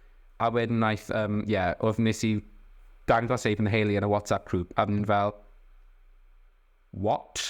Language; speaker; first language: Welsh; non-native, local second language; English